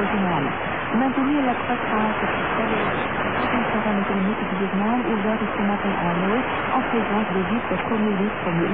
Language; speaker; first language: French; non-native, fluent; Vietnamese